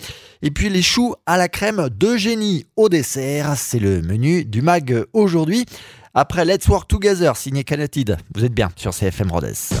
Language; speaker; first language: French; native; French